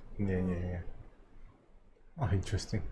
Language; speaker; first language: English; non-native, local second language; Chinese